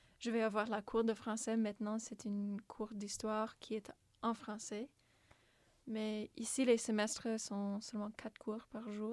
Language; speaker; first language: French; non-native, local second language; English